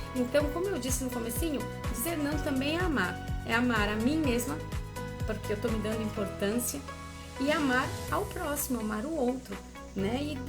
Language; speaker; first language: Portuguese; early bilingual, other home language; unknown